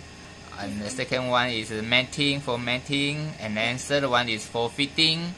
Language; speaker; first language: English; non-native, fluent; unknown